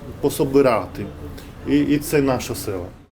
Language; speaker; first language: Ukrainian; non-native, fluent; Lithuanian